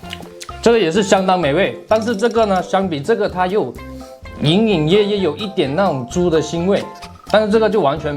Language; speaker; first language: Chinese; native; Chinese